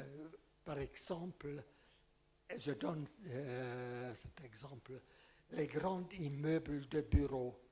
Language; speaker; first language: French; non-native, fluent; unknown